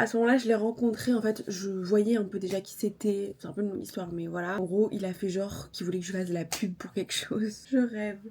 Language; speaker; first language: French; native; French